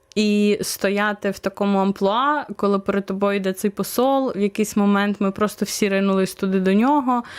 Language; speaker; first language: Ukrainian; native; Ukrainian